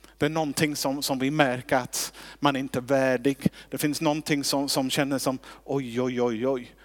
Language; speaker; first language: Swedish; non-native, fluent; English